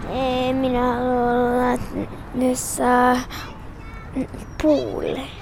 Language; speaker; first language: Finnish; early bilingual, heritage; Swedish